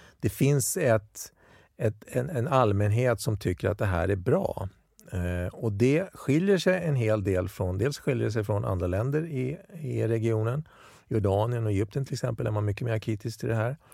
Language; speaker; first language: Swedish; native; Swedish